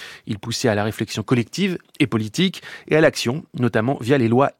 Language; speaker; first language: French; native; French